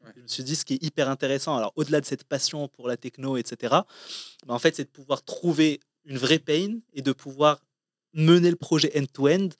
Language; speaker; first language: French; non-native, local second language; Arabic